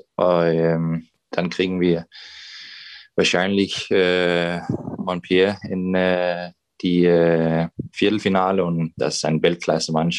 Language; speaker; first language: German; non-native, fluent; Danish